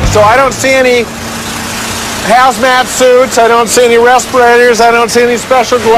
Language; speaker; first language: English; native; English